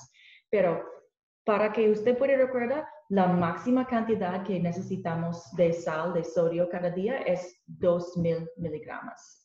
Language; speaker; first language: Spanish; non-native, learner; English